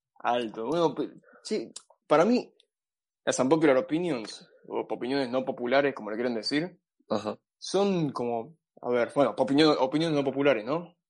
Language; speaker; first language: Spanish; native; Spanish